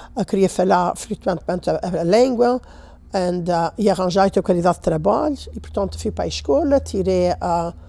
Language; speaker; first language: Portuguese; native; Portuguese